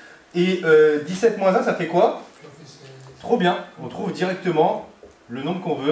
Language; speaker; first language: French; native; French